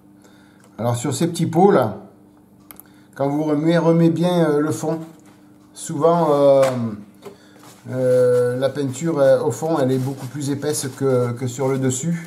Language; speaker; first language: French; native; French